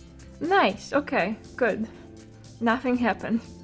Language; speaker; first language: English; non-native, fluent; Polish